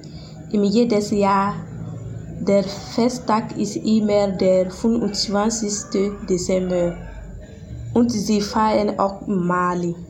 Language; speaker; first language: German; non-native, learner; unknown